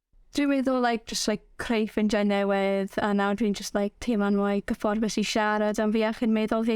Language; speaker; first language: Welsh; non-native, local second language; English